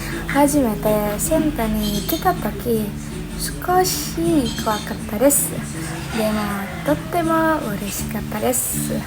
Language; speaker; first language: Japanese; non-native, learner; Indonesian